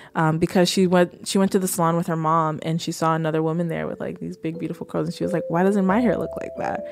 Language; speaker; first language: English; native; English